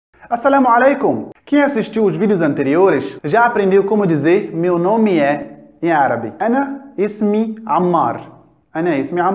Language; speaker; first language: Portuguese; non-native, fluent; Arabic